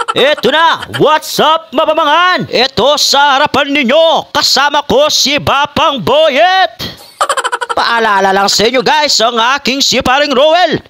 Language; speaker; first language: Filipino; non-native, local second language; Pampanga